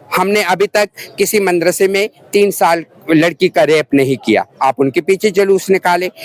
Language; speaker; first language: Urdu; non-native, local second language; Pashto